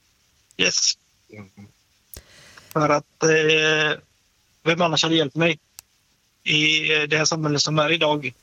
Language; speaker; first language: Swedish; native; Swedish